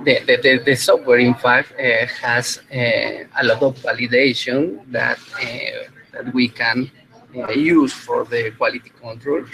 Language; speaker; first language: English; non-native, fluent; Spanish